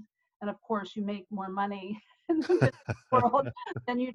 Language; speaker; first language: English; native; English